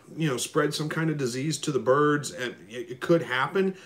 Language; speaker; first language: English; native; English